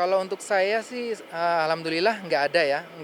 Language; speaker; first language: Indonesian; native; Indonesian